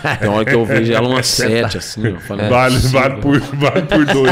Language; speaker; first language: Portuguese; native; Portuguese